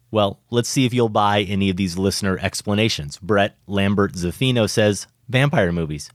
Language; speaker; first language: English; native; English